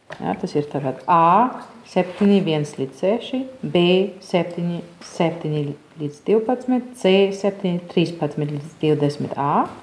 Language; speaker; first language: Latvian; non-native, fluent; German